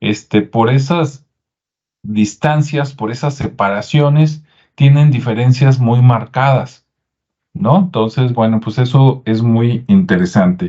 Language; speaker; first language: Spanish; native; Spanish